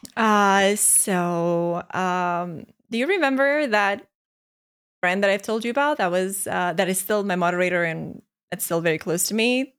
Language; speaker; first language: English; non-native, fluent; Romanian